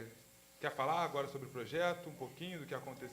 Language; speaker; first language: Portuguese; native; Portuguese